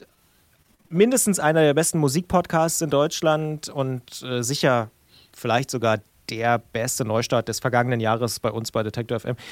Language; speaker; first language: German; native; German